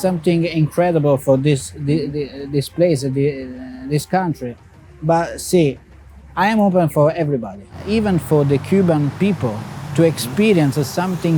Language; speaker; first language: English; non-native, fluent; Italian